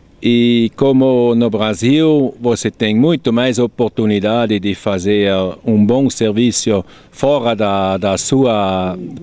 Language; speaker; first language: Portuguese; non-native, fluent; German